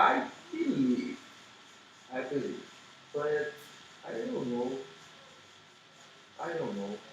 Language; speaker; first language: English; non-native, learner; Portuguese